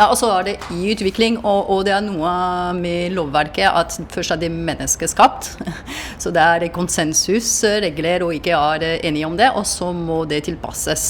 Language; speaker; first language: Norwegian; non-native, fluent; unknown